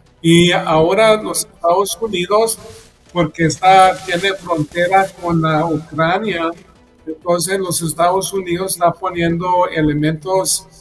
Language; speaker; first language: Spanish; early bilingual, heritage; Spanish